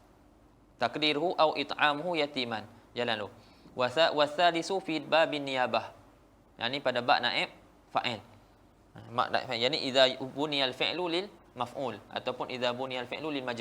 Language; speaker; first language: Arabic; non-native, fluent; Malay